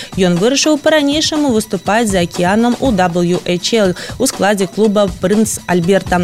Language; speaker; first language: Belarusian; non-native, local second language; Russian